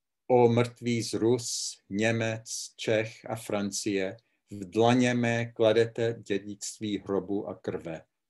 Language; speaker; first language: Czech; early bilingual, heritage; Czech